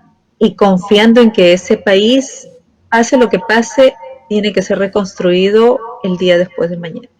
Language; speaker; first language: Spanish; native; Spanish